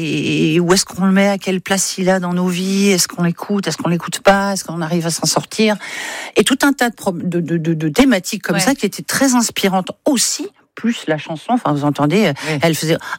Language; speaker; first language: French; native; French